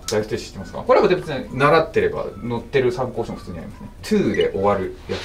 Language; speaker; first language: Japanese; native; Japanese